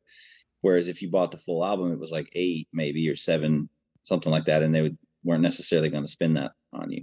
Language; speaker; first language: English; native; English